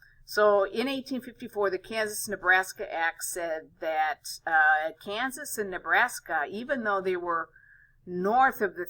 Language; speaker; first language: English; native; English